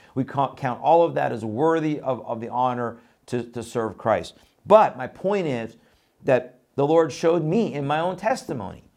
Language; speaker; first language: English; non-native, fluent; Persian